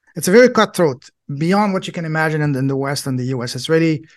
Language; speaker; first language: English; non-native, fluent; French